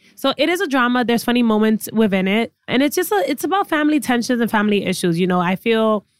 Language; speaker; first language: English; native; English